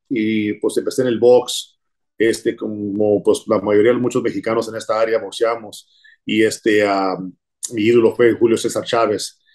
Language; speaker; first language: Spanish; early bilingual, heritage; Spanish